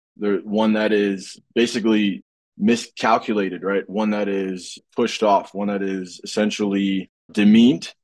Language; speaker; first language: English; native; English